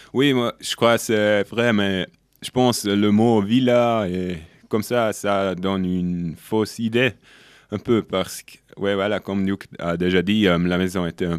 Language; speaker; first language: French; non-native, local second language; German